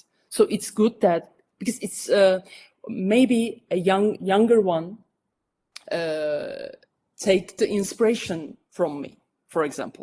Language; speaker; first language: English; non-native, fluent; Turkish